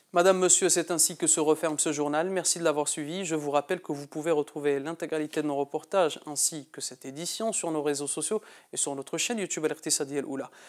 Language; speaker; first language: French; non-native, local second language; Arabic